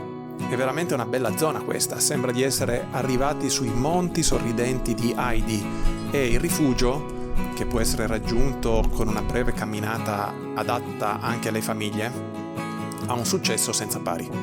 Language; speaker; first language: Italian; native; Italian